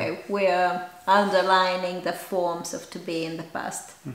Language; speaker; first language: English; non-native, fluent; Bulgarian